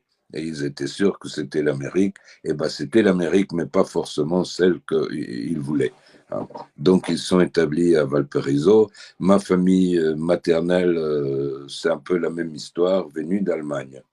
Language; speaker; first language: French; early bilingual, heritage; French